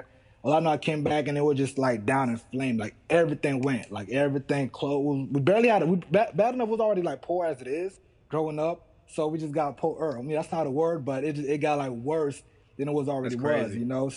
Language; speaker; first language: English; early bilingual, other home language; Haitian Creole